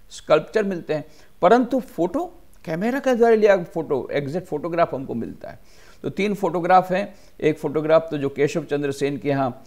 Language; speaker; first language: Hindi; non-native, local second language; Gujarati